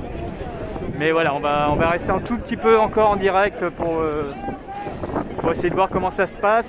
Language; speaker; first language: French; native; French